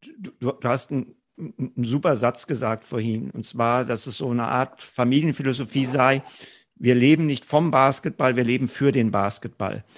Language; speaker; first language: German; native; German